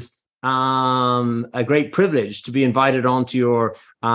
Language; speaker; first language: English; native; English